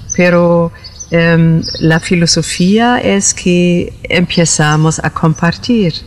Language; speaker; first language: Spanish; non-native, learner; German